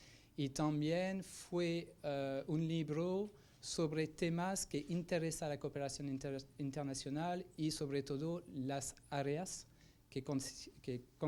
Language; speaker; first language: Spanish; non-native, fluent; French